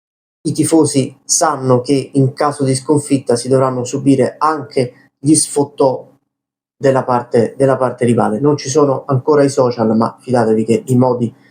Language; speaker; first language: Italian; native; Italian